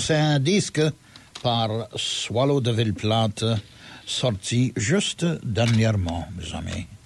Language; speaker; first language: French; early bilingual, heritage; French